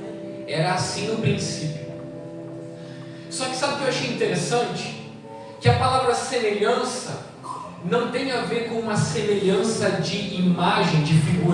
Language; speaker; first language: Portuguese; native; Portuguese